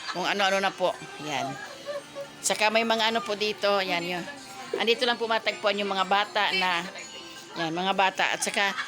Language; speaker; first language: Filipino; non-native, local second language; Masbatenyo